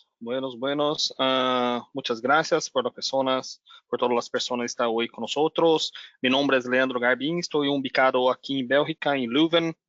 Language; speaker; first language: Spanish; non-native, learner; Portuguese